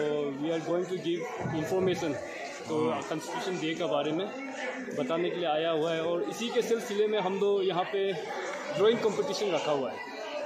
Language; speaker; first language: Hindi; non-native, local second language; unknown